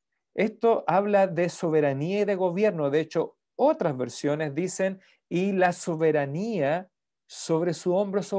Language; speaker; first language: Spanish; native; Spanish